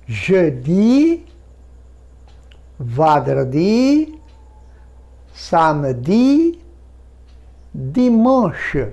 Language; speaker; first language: French; non-native, fluent; Bangla